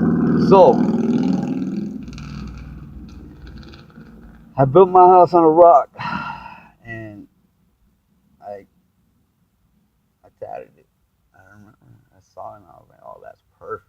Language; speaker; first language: English; native; English